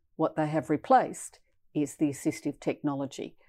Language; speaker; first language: English; native; English